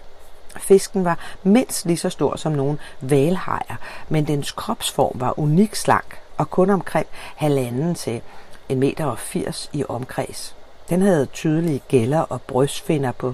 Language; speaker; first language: Danish; native; Danish